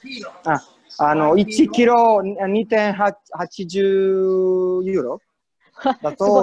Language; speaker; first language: Japanese; non-native, fluent; Italian